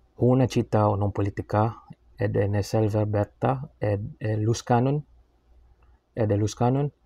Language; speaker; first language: Italian; non-native, learner; English